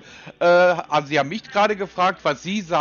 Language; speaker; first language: German; native; German